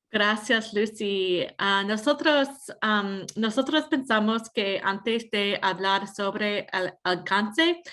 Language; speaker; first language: Spanish; non-native, fluent; English